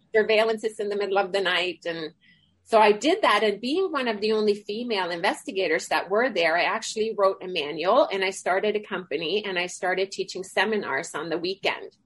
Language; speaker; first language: English; early bilingual, other home language; Swedish